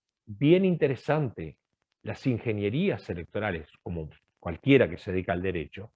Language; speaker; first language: Spanish; native; Spanish